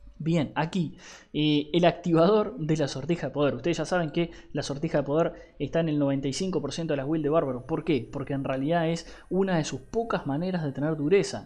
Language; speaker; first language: Spanish; native; Spanish